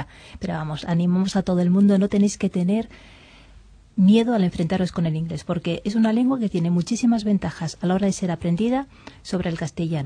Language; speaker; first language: Spanish; native; Spanish